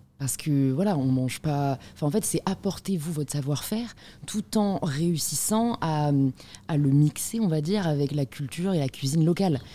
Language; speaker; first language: French; native; French